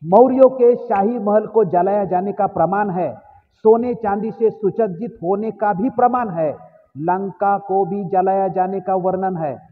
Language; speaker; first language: Hindi; non-native, local second language; Marathi